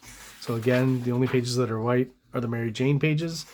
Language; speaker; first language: English; native; English